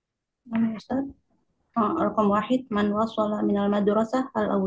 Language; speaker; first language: Arabic; non-native, learner; Indonesian